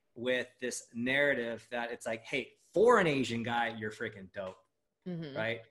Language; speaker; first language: English; early bilingual, other home language; Japanese